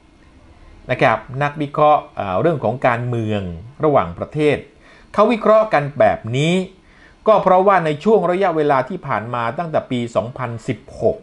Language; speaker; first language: Thai; native; Thai